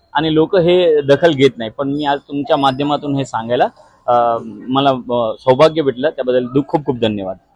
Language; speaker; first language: Marathi; non-native, local second language; Gujarati